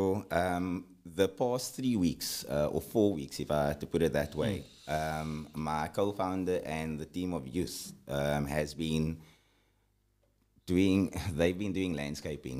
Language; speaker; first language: English; early bilingual, other home language; Afrikaans